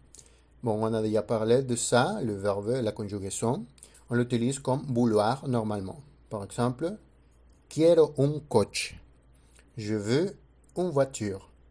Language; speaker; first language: French; non-native, fluent; Spanish